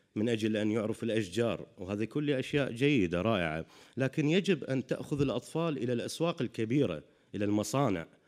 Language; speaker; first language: Arabic; native; Arabic